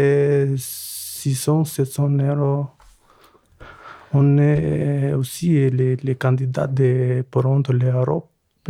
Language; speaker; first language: French; non-native, learner; Albanian